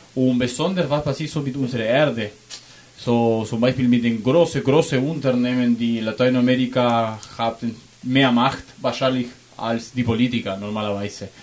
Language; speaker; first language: German; non-native, learner; Spanish